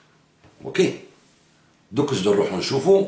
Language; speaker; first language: Arabic; native; Arabic